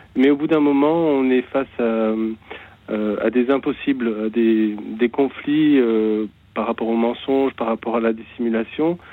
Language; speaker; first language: French; native; French